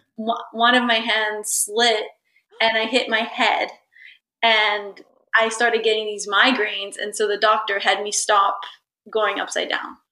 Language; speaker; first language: English; early bilingual, other home language; Italian